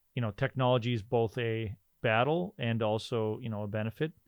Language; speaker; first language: English; native; English